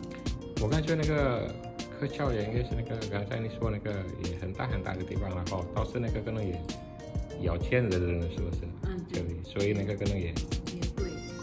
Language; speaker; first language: Chinese; non-native, fluent; Indonesian